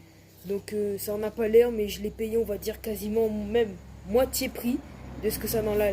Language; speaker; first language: French; native; French